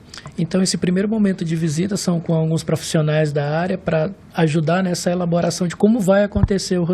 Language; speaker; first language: Portuguese; native; Portuguese